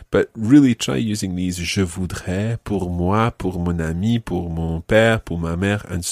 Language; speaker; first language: French; non-native, fluent; English